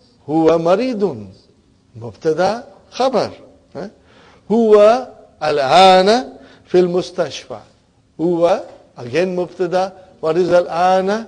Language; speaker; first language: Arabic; non-native, fluent; Urdu